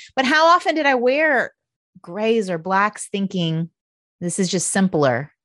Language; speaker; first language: English; native; English